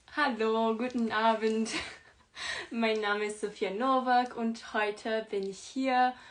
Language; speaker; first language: German; non-native, fluent; Portuguese